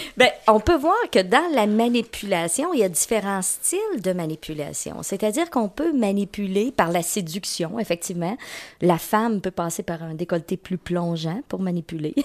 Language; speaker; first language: French; native; French